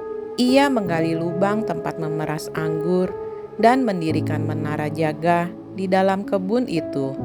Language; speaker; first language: Indonesian; native; Indonesian